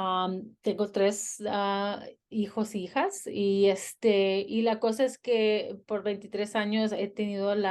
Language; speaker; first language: Spanish; early bilingual, heritage; Spanish